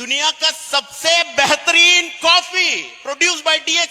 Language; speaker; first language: Hindi; non-native, local second language; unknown